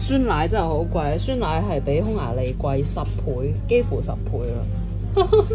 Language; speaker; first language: Cantonese; native; Cantonese